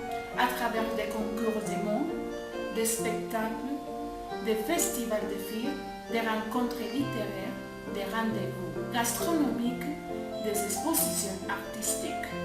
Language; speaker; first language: French; non-native, learner; Spanish